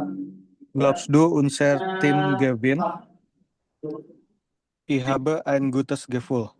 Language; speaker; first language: German; non-native, learner; Indonesian